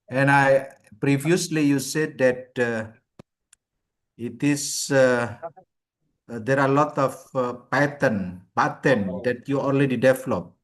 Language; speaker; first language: English; non-native, learner; Indonesian